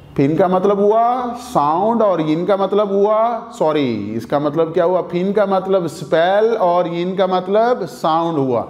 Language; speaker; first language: Urdu; non-native, local second language; Punjabi